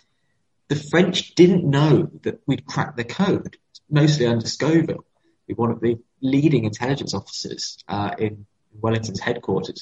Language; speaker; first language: English; native; English